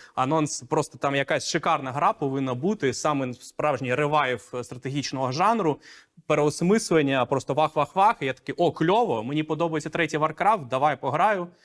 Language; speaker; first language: Ukrainian; non-native, local second language; Russian